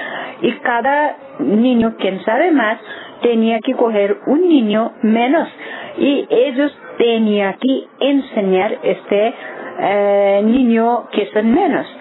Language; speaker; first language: Spanish; non-native, learner; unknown